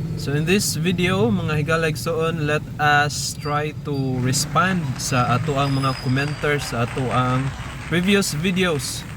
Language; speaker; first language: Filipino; non-native, local second language; Cebuano